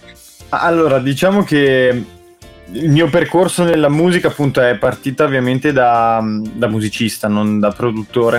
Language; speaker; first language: Italian; native; Italian